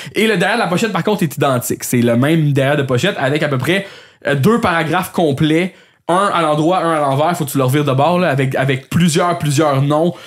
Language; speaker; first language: French; native; French